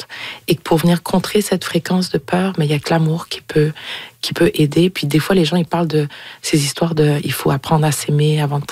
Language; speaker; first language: French; native; French